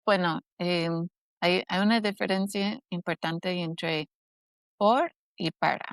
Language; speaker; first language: Spanish; non-native, fluent; English